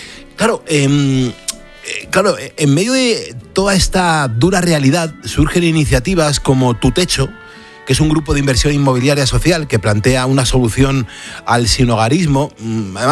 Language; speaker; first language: Spanish; native; Spanish